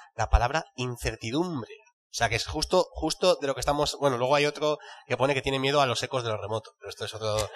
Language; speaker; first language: Spanish; native; Spanish